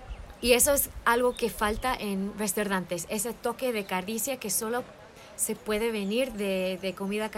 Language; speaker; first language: Spanish; early bilingual, heritage; English